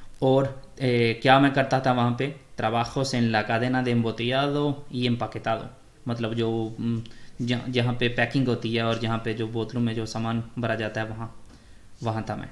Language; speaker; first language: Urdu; native; Urdu